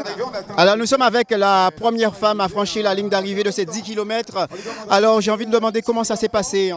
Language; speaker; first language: French; native; French